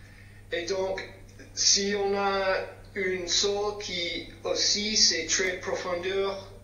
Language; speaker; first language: French; non-native, fluent; English